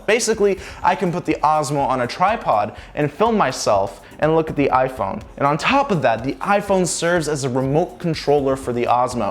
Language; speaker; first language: English; native; English